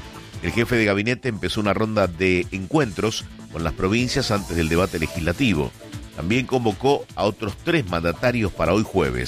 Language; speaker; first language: Spanish; native; Spanish